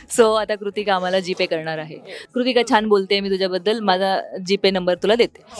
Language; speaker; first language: Marathi; native; Marathi